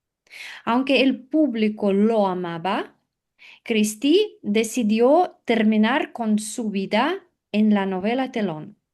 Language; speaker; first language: Spanish; non-native, learner; Russian